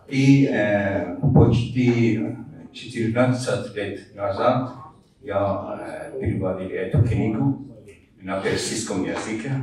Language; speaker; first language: Russian; non-native, learner; Persian